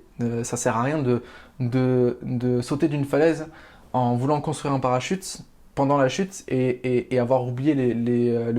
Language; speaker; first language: French; native; French